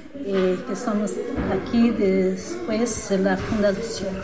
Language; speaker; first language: Spanish; non-native, learner; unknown